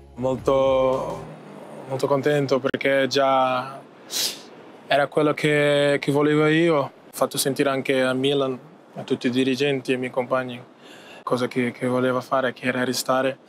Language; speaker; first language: Italian; non-native, fluent; Portuguese